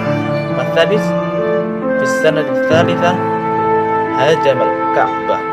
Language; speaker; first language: Arabic; non-native, learner; Indonesian